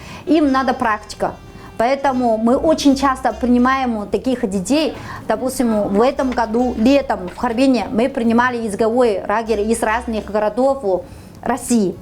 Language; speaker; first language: Russian; non-native, fluent; Chinese